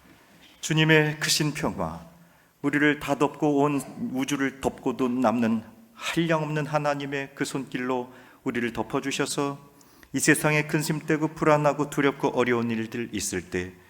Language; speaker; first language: Korean; native; Korean